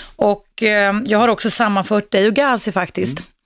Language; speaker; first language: Swedish; native; Swedish